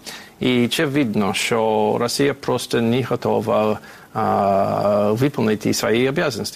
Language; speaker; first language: Ukrainian; non-native, fluent; English